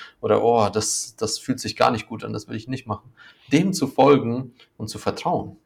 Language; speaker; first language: German; native; German